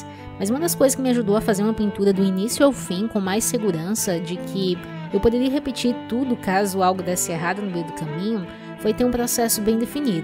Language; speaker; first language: Portuguese; native; Portuguese